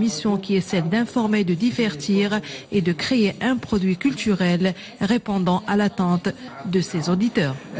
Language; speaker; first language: French; non-native, local second language; Arabic